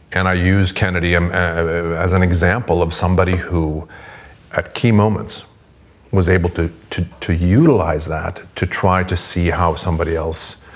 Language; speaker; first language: English; non-native, fluent; Swedish